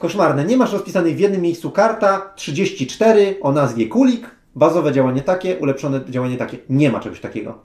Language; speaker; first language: Polish; native; Polish